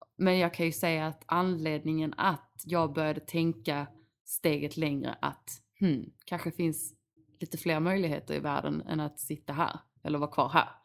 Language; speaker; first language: Swedish; native; Swedish